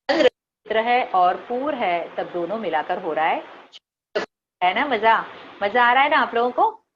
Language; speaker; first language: Hindi; non-native, local second language; Marathi